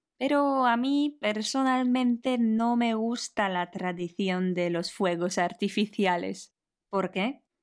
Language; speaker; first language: Spanish; non-native, fluent; Polish